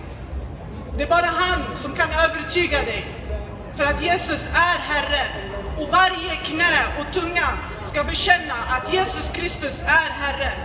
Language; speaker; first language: Swedish; non-native, fluent; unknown